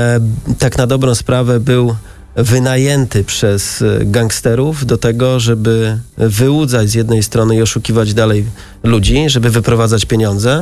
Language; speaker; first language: Polish; native; Polish